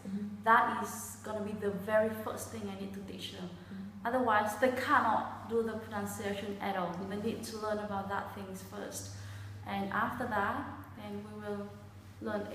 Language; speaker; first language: English; non-native, fluent; Vietnamese